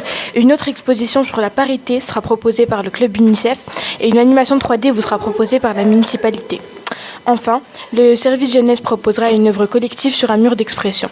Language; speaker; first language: French; native; French